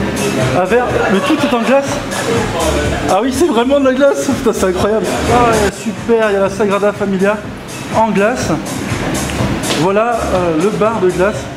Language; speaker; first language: French; native; French